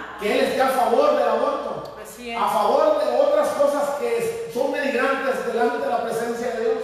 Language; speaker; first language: Spanish; native; Spanish